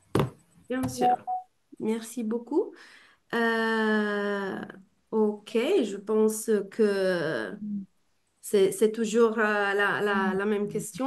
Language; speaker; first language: French; non-native, fluent; Italian